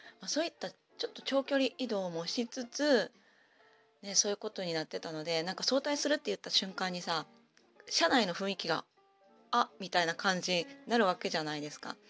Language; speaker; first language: Japanese; native; Japanese